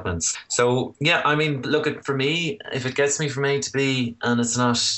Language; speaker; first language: English; native; English